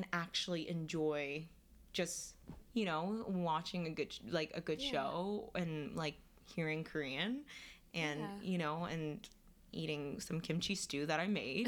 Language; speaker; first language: English; non-native, fluent; Korean